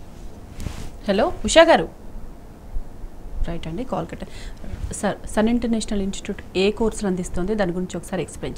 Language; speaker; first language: Telugu; native; Telugu